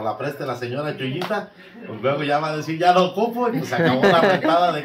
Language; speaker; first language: Spanish; native; Spanish